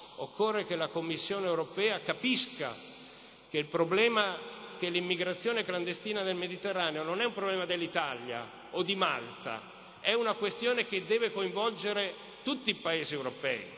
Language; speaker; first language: Italian; native; Italian